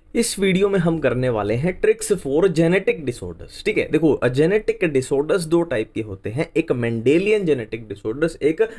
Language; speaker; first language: Hindi; native; Hindi